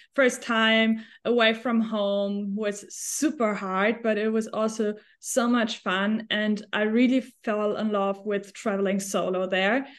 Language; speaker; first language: English; non-native, fluent; German